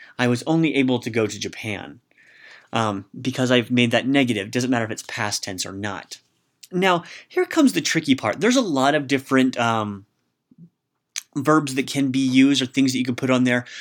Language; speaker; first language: English; native; English